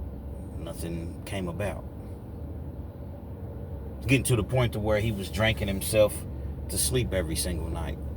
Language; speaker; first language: English; native; English